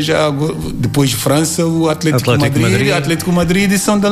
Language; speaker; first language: Portuguese; non-native, learner; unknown